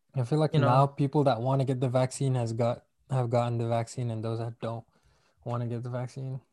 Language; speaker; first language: English; non-native, local second language; Malay